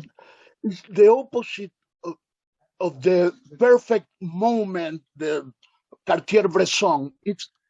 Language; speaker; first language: English; non-native, learner; Spanish